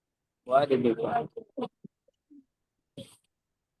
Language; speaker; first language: Arabic; non-native, learner; Urdu